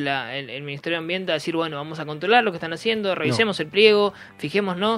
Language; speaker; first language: Spanish; native; Spanish